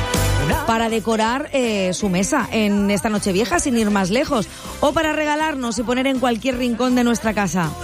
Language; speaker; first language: Spanish; native; Spanish